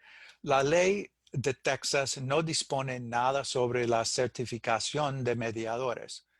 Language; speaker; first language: Spanish; non-native, fluent; English